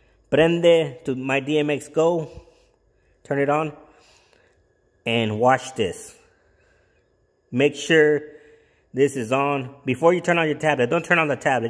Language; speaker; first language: English; early bilingual, other home language; Spanish